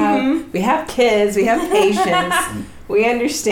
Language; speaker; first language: English; native; English